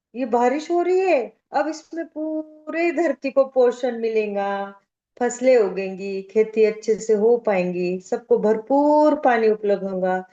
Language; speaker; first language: Hindi; non-native, local second language; Marathi